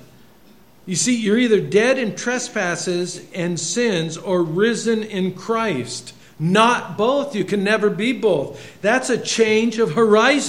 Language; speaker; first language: English; native; English